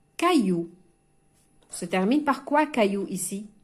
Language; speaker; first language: French; non-native, local second language; Arabic